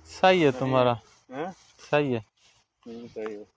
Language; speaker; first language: Hindi; non-native, learner; Bangla